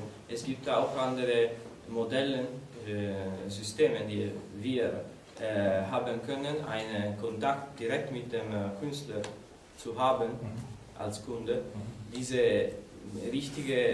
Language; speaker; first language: German; non-native, learner; Italian